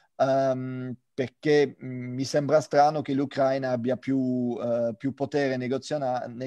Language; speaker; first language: Italian; non-native, fluent; French